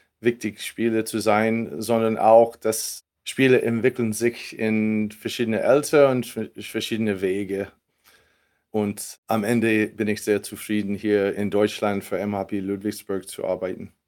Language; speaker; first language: German; non-native, fluent; English